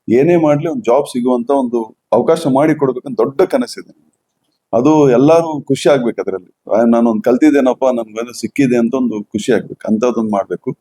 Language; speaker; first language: Kannada; native; Kannada